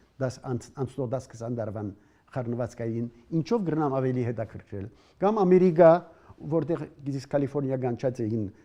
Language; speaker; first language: Armenian; early bilingual, heritage; Armenian